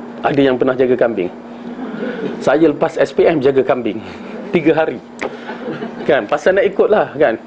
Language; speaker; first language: Malay; native; Malay